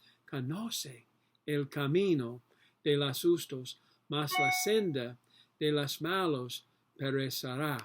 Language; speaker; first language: Spanish; non-native, learner; English